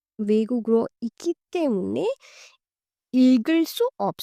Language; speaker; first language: Korean; non-native, learner; Hindi